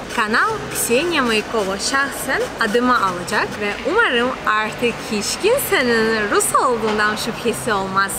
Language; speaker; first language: Turkish; non-native, fluent; Russian